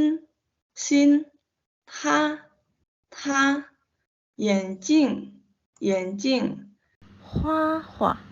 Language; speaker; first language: Chinese; non-native, fluent; Indonesian